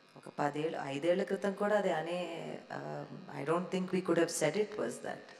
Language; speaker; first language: Telugu; native; Telugu